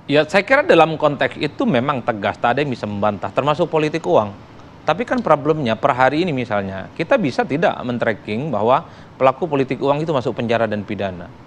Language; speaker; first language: Indonesian; non-native, local second language; Madurese